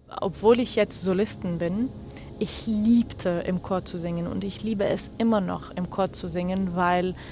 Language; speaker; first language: German; non-native, fluent; Arabic